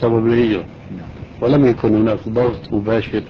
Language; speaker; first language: Arabic; early bilingual, other home language; Albanian